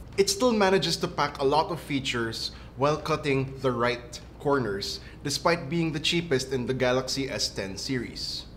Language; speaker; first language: English; non-native, local second language; Filipino